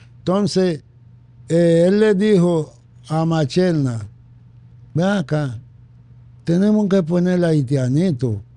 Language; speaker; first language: Spanish; non-native, fluent; Haitian Creole